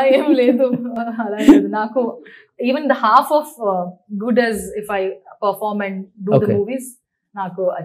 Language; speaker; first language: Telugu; non-native, learner; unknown